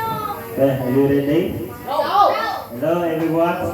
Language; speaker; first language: English; non-native, learner; Khmer